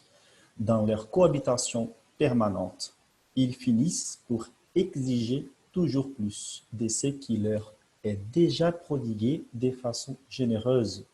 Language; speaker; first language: French; non-native, fluent; Portuguese